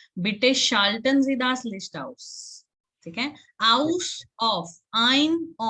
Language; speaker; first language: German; non-native, learner; Hindi